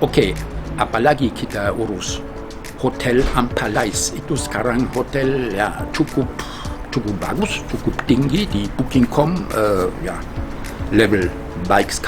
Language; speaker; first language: Indonesian; non-native, fluent; German